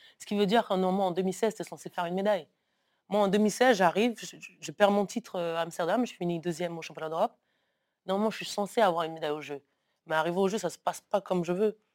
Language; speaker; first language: French; early bilingual, other home language; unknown